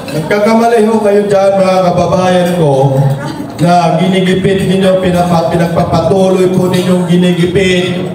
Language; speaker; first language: Filipino; native; Filipino